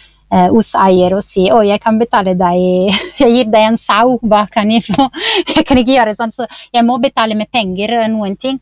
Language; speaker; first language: Norwegian; non-native, fluent; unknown